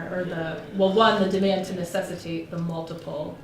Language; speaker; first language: English; native; English